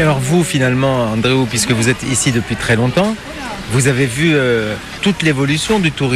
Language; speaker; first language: French; native; French